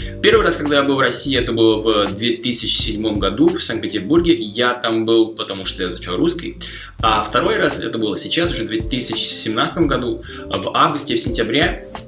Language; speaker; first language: Russian; non-native, fluent; Slovak